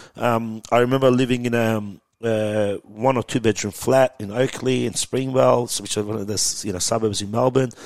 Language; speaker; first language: English; early bilingual, other home language; Persian